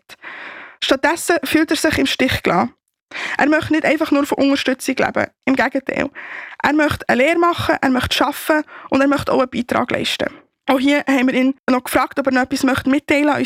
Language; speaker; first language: German; native; German